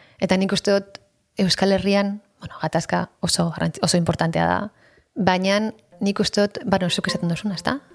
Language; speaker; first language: Basque; non-native, local second language; Spanish